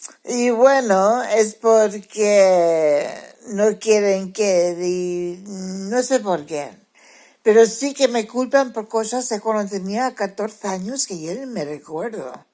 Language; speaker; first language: Spanish; early bilingual, heritage; Spanish